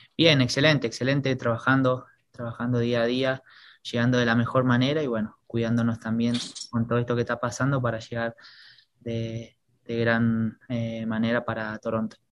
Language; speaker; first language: Spanish; native; Spanish